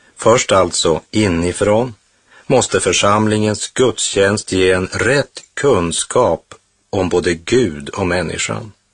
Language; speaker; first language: Swedish; native; Swedish